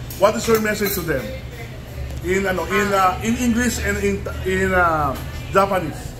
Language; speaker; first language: English; non-native, local second language; Filipino